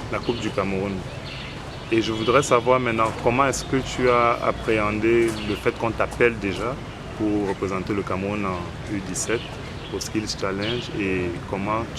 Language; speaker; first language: French; native; French